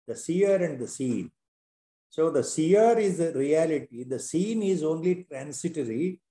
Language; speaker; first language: English; non-native, local second language; Kannada